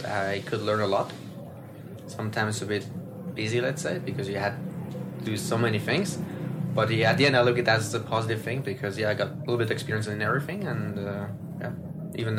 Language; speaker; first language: English; non-native, fluent; French